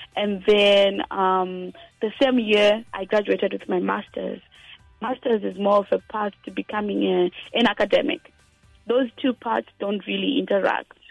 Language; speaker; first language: English; non-native, local second language; Shona